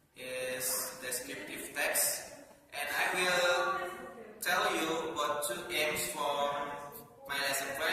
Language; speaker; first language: English; non-native, learner; Indonesian